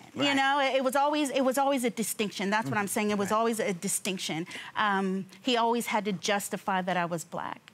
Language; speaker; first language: English; native; English